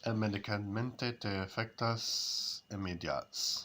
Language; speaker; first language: Catalan; non-native, learner; English